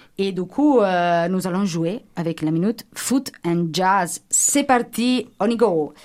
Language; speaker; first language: French; non-native, fluent; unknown